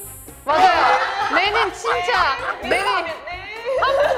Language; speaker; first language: Korean; non-native, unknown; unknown